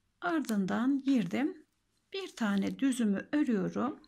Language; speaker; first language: Turkish; native; Turkish